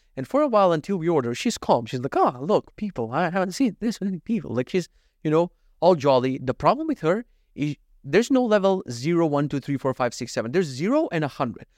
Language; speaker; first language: English; non-native, fluent; Macedonian